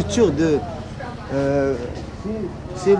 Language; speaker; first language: French; non-native, learner; Arabic